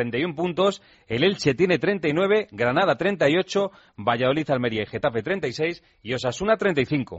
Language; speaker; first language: Spanish; native; Spanish